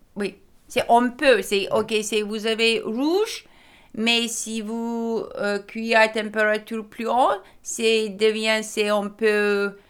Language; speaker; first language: French; non-native, learner; Lithuanian